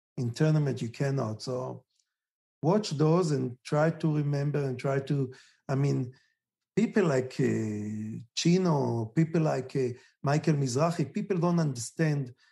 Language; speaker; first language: English; non-native, fluent; Hebrew